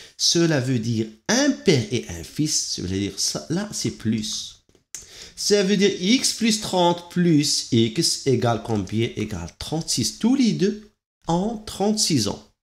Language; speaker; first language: French; non-native, local second language; Arabic